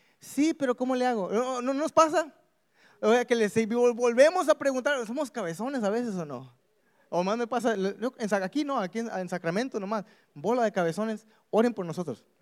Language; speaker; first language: Spanish; early bilingual, heritage; Spanish